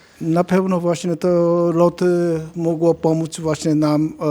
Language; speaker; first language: Polish; non-native, learner; Korean